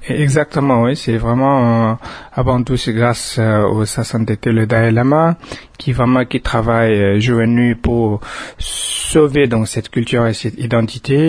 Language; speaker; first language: French; non-native, fluent; Tibetan